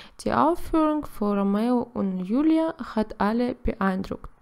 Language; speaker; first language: German; non-native, learner; Russian